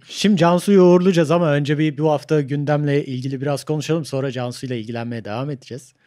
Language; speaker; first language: Turkish; native; Turkish